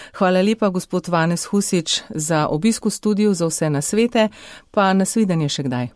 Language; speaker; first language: Slovenian; native; Slovenian